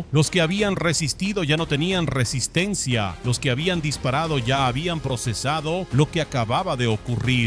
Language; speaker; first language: Spanish; native; Spanish